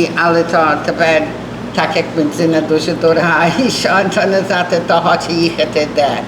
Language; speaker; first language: Ukrainian; early bilingual, heritage; Ukrainian